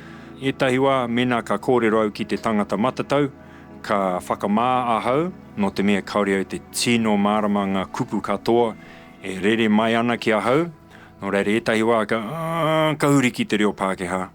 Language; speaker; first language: Māori; non-native, local second language; English